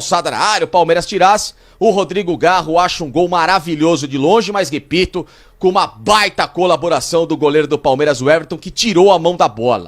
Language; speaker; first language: Portuguese; native; Portuguese